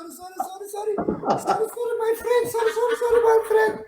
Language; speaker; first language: English; non-native, learner; Tigrinya